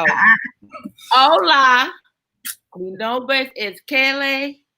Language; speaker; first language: Spanish; non-native, learner; English